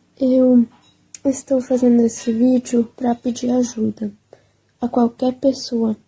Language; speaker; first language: Portuguese; early bilingual, heritage; Portuguese